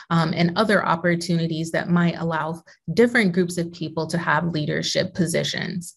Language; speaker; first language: English; native; English